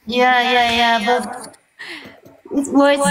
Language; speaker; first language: English; non-native, fluent; Japanese